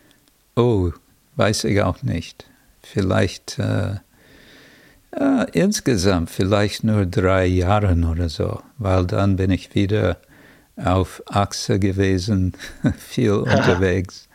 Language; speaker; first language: German; non-native, fluent; English